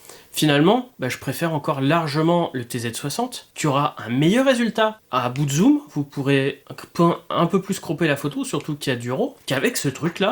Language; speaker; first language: French; native; French